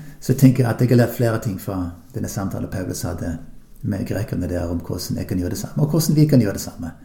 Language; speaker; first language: Norwegian; non-native, fluent; English